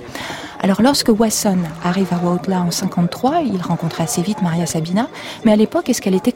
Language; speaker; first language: French; native; French